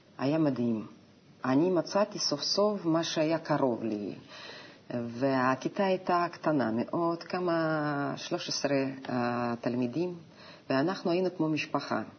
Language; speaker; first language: Hebrew; non-native, fluent; Russian